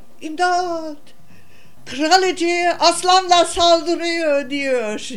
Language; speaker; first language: Turkish; non-native, fluent; German